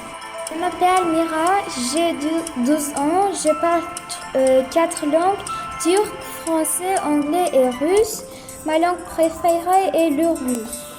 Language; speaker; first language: French; non-native, local second language; Turkish